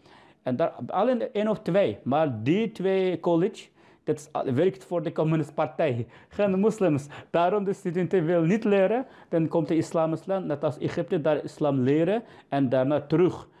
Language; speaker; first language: Dutch; non-native, learner; Uyghur